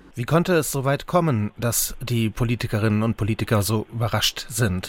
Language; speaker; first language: German; native; German